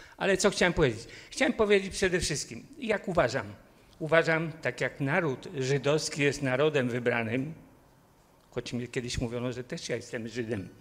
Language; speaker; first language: Polish; native; Polish